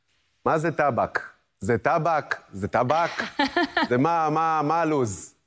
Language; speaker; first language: Hebrew; native; Hebrew